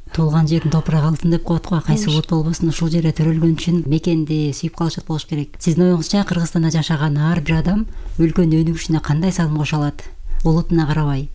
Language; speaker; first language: Kyrgyz; native; Kyrgyz